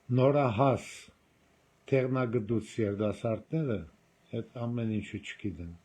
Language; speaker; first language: Armenian; native; Armenian